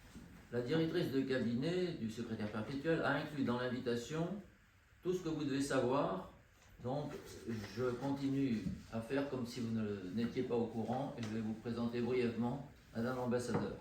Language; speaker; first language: French; native; French